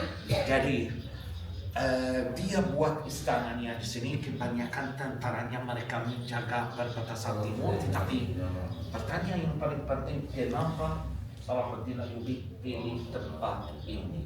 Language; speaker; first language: Indonesian; non-native, fluent; Arabic